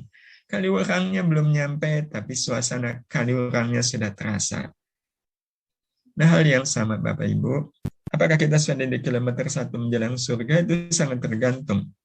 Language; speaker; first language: Indonesian; native; Indonesian